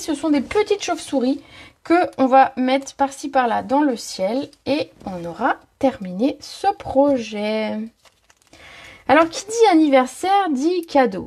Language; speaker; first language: French; native; French